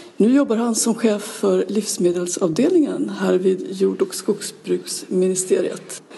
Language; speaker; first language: Swedish; native; Swedish